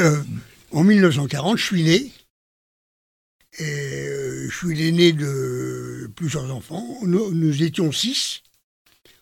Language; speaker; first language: French; native; French